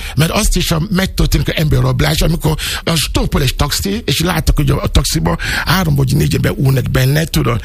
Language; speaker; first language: Hungarian; non-native, learner; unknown